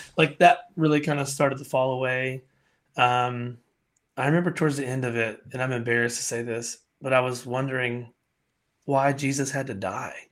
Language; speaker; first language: English; native; English